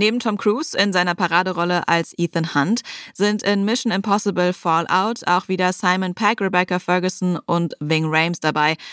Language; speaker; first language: German; native; German